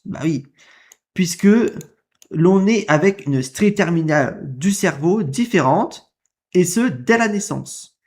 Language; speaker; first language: French; native; French